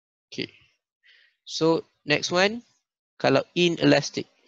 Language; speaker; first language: English; non-native, local second language; Malay